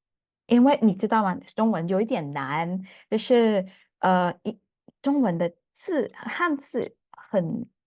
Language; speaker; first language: Chinese; non-native, learner; English